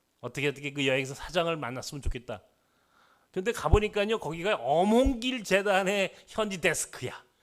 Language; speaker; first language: Korean; native; Korean